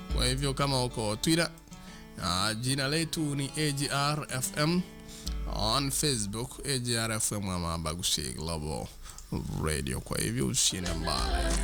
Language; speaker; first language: Swahili; non-native, local second language; Gusii